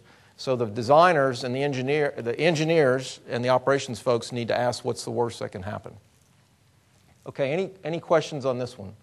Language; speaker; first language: English; native; English